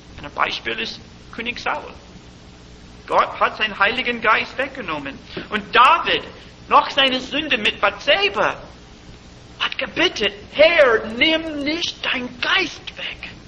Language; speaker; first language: German; non-native, fluent; English